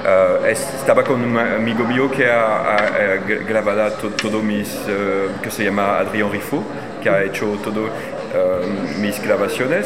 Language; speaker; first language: Spanish; non-native, learner; French